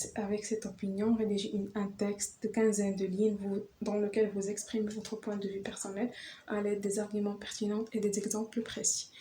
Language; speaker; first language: French; non-native, local second language; Arabic